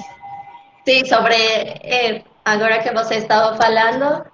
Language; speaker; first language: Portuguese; non-native, learner; Spanish